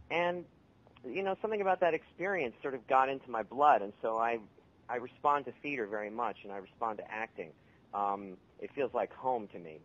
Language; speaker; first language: English; native; English